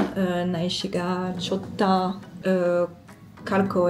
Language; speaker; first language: Korean; non-native, learner; French